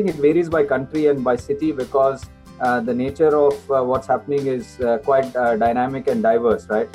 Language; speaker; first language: English; non-native, local second language; Marathi